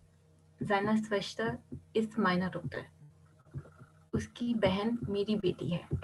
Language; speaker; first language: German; non-native, fluent; Urdu